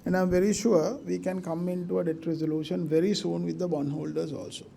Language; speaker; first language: English; non-native, local second language; Sinhala